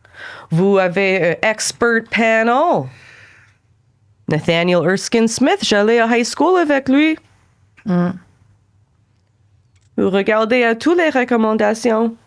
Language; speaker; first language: French; non-native, local second language; English